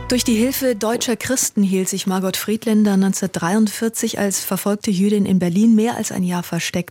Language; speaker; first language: German; native; German